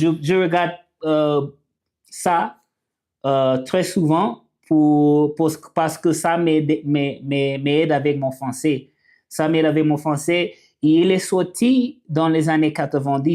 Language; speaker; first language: French; non-native, learner; English